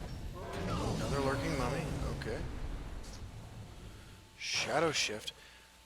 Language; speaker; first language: English; native; English